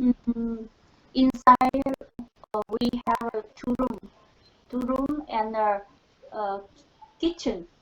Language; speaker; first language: English; non-native, learner; Vietnamese